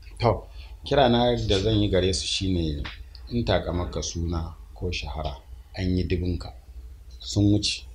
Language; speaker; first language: Hausa; native; Hausa